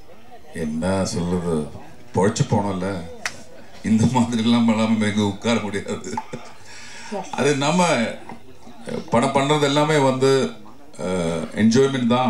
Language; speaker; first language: Tamil; non-native, learner; Malayalam